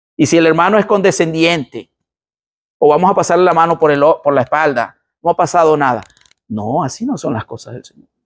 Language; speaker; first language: Spanish; native; Spanish